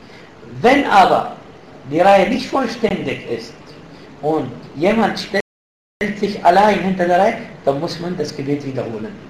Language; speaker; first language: German; non-native, fluent; Arabic